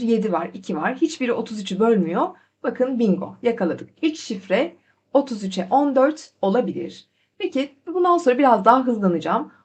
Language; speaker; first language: Turkish; native; Turkish